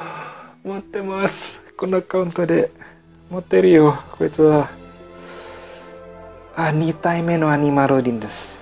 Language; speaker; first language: Japanese; non-native, learner; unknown